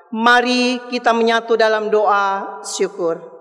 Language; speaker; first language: Indonesian; native; Indonesian